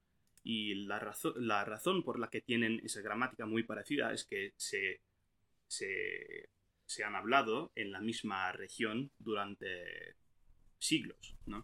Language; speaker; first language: Spanish; non-native, fluent; English